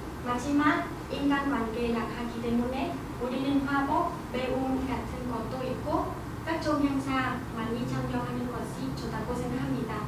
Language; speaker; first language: Korean; non-native, learner; Vietnamese